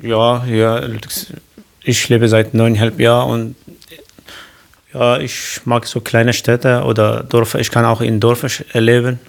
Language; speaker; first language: German; non-native, learner; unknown